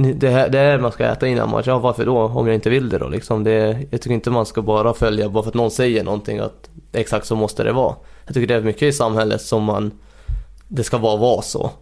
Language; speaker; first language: Swedish; early bilingual, other home language; Hungarian